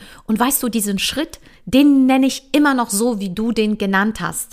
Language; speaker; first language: German; early bilingual, other home language; Polish